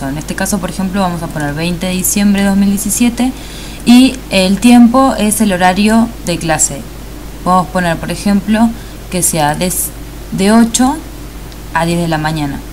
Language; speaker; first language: Spanish; native; Spanish